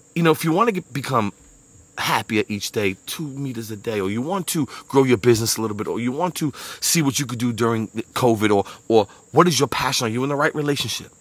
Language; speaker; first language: English; native; English